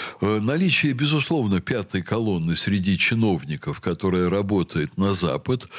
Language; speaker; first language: Russian; native; Russian